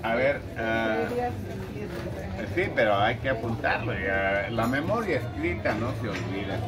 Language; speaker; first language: Spanish; native; Spanish